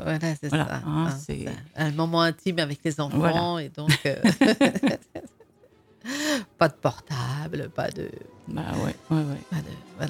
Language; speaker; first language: French; native; French